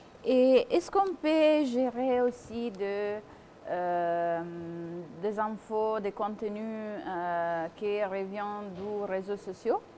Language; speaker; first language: French; non-native, fluent; Italian